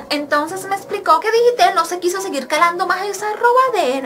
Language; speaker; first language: Spanish; native; Spanish